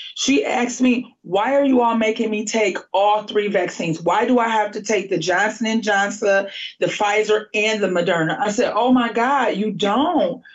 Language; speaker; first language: English; native; English